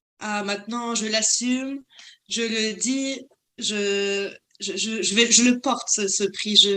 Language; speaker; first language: French; non-native, local second language; Arabic